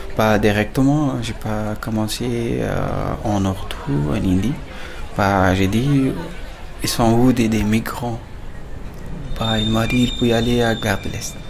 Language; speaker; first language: French; non-native, fluent; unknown